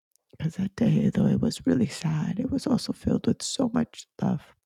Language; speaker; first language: English; early bilingual, other home language; Spanish